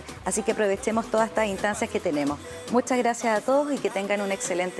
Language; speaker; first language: Spanish; native; Spanish